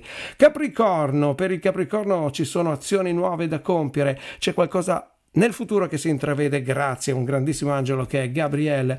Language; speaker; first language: Italian; native; Italian